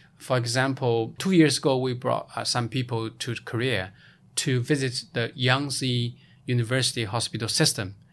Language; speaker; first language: English; non-native, fluent; Chinese